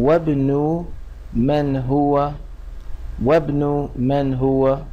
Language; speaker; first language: Arabic; non-native, fluent; English